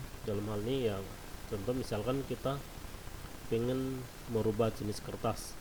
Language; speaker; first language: Indonesian; native; Indonesian